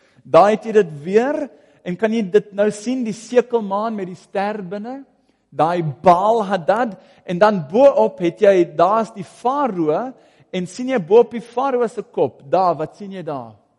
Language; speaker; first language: Afrikaans; non-native, fluent; English